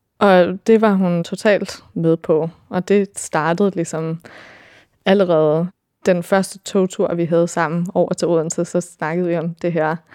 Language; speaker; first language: Danish; early bilingual, heritage; Danish